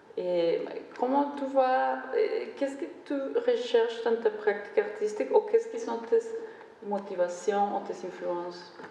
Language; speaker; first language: French; non-native, fluent; Spanish